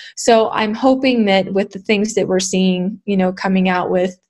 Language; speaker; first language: English; native; English